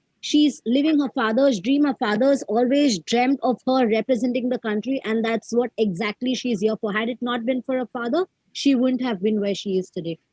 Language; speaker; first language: English; non-native, local second language; Hindi